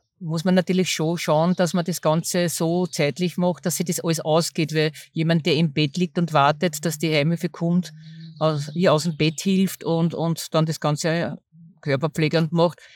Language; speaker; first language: German; native; German